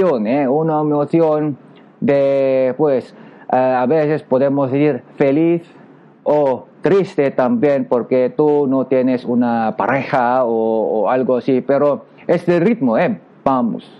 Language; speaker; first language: Spanish; non-native, learner; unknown